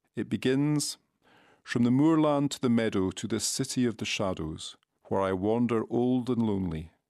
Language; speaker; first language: English; native; English